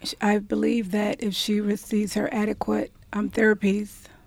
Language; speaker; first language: English; non-native, local second language; Spanish